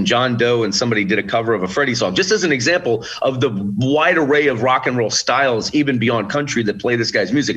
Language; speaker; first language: English; native; English